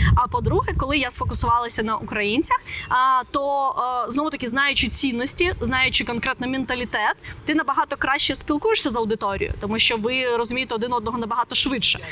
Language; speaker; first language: Ukrainian; non-native, local second language; Russian